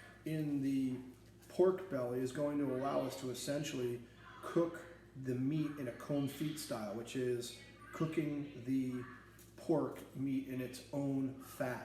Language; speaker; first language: English; native; English